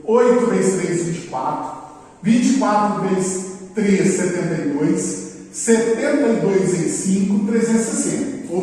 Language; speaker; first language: Portuguese; native; Portuguese